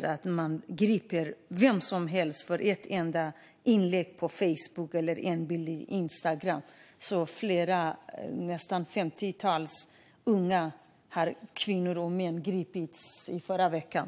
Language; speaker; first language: Swedish; non-native, fluent; Kurdish